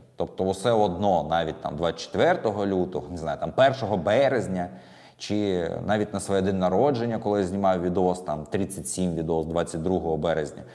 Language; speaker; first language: Ukrainian; non-native, local second language; Russian